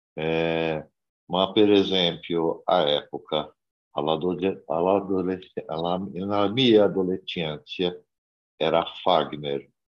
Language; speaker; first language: Italian; non-native, learner; Portuguese